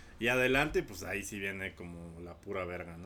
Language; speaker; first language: Spanish; native; Spanish